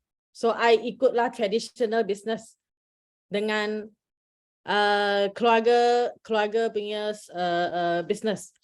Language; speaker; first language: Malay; non-native, local second language; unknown